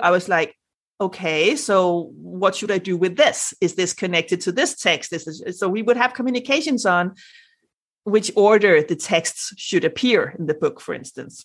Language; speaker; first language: English; non-native, fluent; Danish